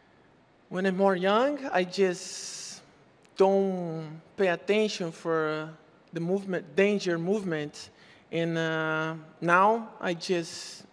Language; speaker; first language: English; non-native, learner; Portuguese